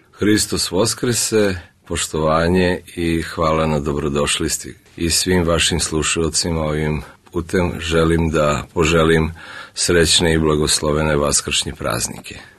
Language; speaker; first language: Serbian; early bilingual, other home language; Russian